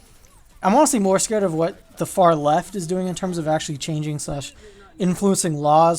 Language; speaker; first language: English; native; English